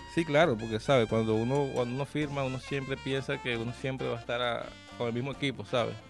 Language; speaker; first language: Spanish; native; Spanish